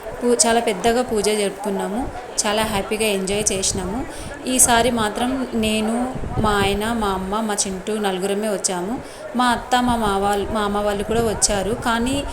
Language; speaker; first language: Telugu; non-native, local second language; Lambadi